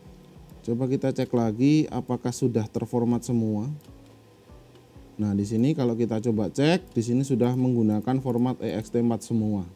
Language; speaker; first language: Indonesian; native; Indonesian